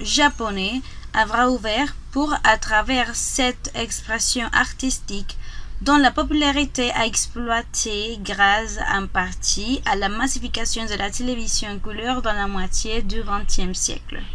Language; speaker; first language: French; non-native, learner; Spanish